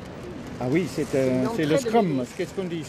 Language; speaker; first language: French; non-native, learner; Dutch